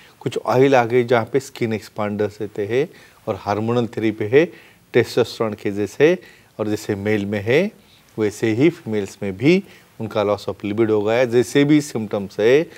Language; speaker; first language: Hindi; non-native, local second language; Marathi